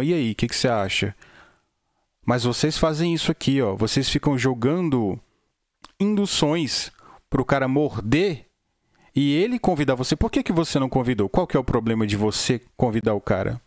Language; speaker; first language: Portuguese; native; Portuguese